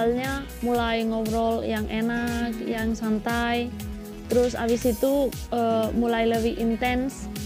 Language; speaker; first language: Indonesian; non-native, fluent; Spanish